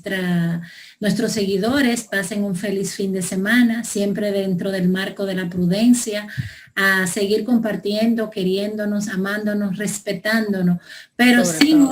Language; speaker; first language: Spanish; native; Spanish